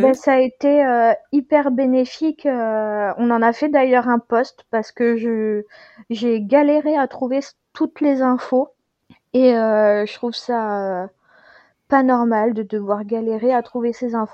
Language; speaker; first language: French; native; French